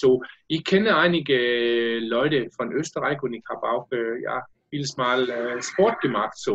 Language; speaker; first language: German; non-native, learner; Danish